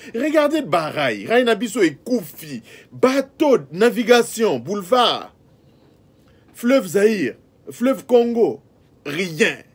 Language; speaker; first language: French; non-native, local second language; Lingala